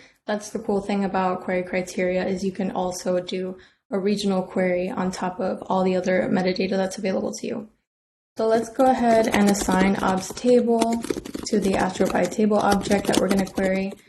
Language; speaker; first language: English; native; English